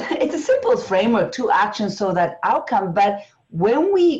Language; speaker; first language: English; non-native, fluent; Spanish